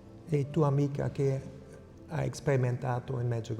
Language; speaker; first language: Italian; non-native, fluent; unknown